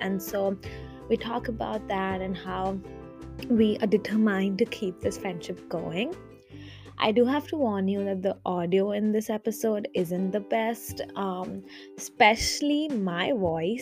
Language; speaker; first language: English; non-native, local second language; Hindi